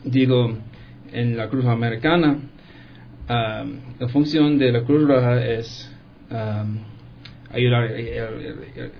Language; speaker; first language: Spanish; non-native, fluent; English